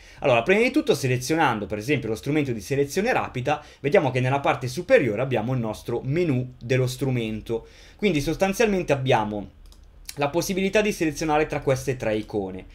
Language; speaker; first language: Italian; native; Italian